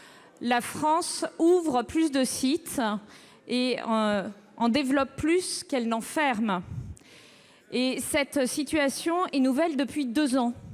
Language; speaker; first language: French; native; French